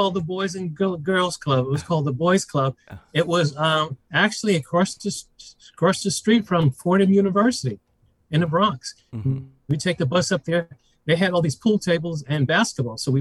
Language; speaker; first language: English; native; English